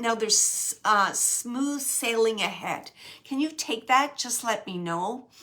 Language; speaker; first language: English; native; English